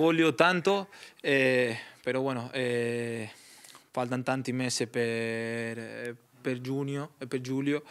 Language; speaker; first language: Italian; non-native, learner; Spanish